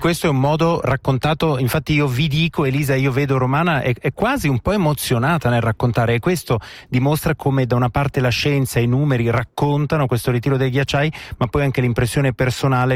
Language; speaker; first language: Italian; native; Italian